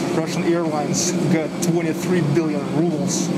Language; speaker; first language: English; non-native, fluent; Russian